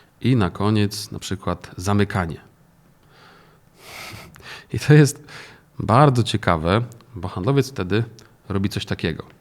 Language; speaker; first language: Polish; native; Polish